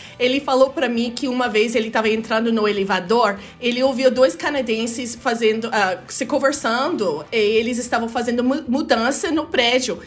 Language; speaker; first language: Portuguese; non-native, fluent; English